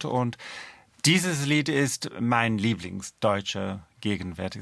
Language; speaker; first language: German; non-native, fluent; English